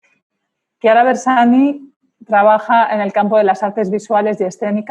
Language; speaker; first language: Spanish; native; Spanish